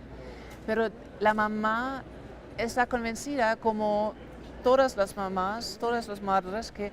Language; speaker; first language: Spanish; non-native, fluent; German